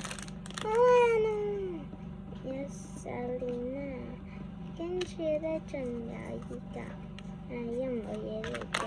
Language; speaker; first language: Cantonese; native; Cantonese